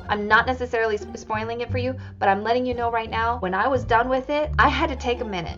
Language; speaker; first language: English; native; English